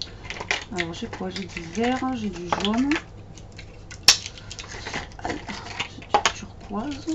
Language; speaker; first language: French; native; French